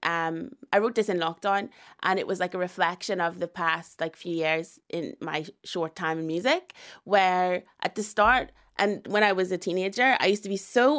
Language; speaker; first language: English; native; English